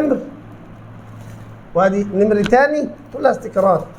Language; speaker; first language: Arabic; native; Arabic